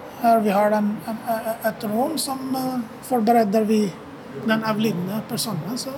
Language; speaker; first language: Swedish; non-native, fluent; Arabic